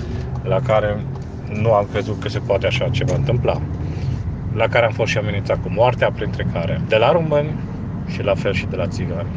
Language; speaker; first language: Romanian; non-native, local second language; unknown